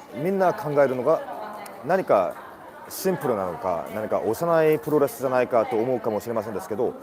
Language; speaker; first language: Japanese; non-native, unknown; Korean